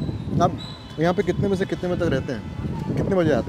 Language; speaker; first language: Hindi; native; Hindi